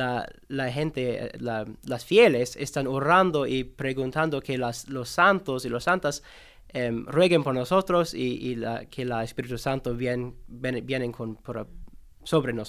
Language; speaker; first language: Spanish; non-native, learner; English